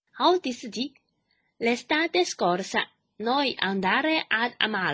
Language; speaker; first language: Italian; non-native, fluent; Chinese